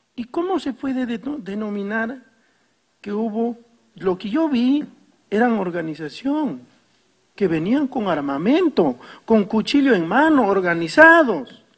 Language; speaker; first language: Spanish; non-native, local second language; Quechua